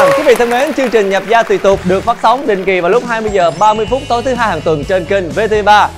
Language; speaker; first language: Vietnamese; native; Vietnamese